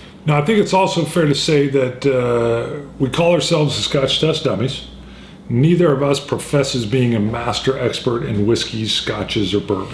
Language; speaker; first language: English; native; English